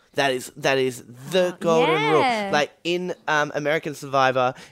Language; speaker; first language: English; native; English